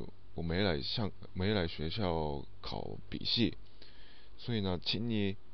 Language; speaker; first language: Chinese; non-native, learner; Japanese